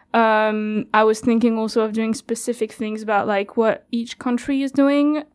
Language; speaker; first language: English; non-native, fluent; French